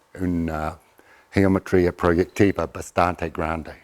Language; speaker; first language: Spanish; non-native, fluent; English